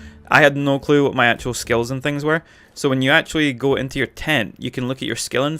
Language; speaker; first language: English; native; English